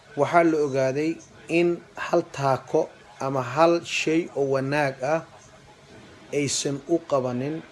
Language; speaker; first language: Somali; non-native, local second language; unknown